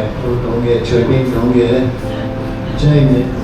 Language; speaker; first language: Cantonese; non-native, fluent; English